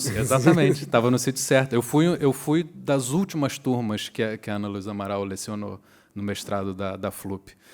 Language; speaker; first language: Portuguese; native; Portuguese